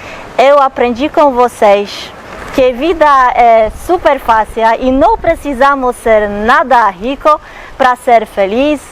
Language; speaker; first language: Portuguese; non-native, learner; Polish